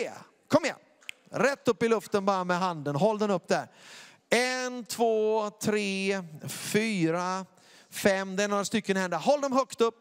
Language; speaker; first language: Swedish; native; Swedish